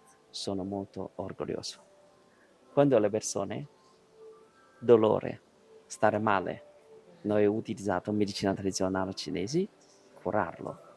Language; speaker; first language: Italian; non-native, learner; Chinese